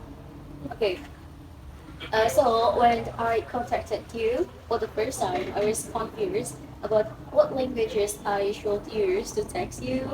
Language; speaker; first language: English; non-native, learner; Indonesian